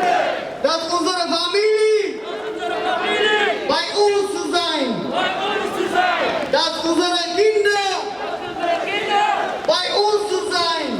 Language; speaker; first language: German; non-native, learner; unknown